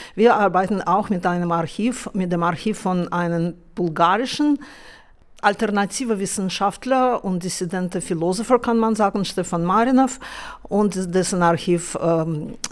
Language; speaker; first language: German; non-native, fluent; Russian